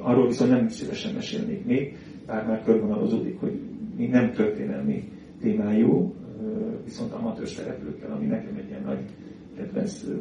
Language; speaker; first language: Hungarian; native; Hungarian